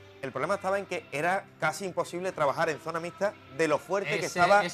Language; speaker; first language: Spanish; native; Spanish